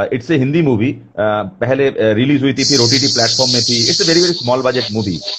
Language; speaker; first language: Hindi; non-native, local second language; Bangla